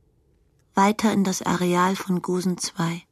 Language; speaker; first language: German; native; German